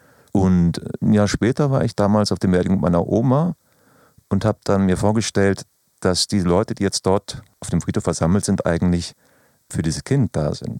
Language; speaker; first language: German; native; German